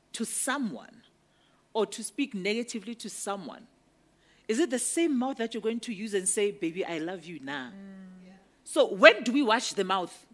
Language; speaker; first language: English; non-native, local second language; Northern Sotho